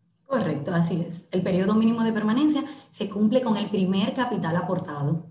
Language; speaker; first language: Spanish; native; Spanish